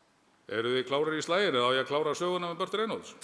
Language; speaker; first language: Icelandic; native; Icelandic